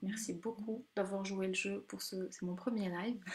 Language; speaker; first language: French; non-native, local second language; Arabic